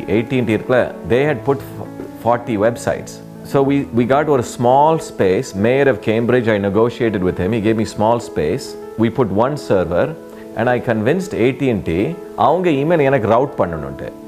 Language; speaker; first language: English; early bilingual, other home language; Tamil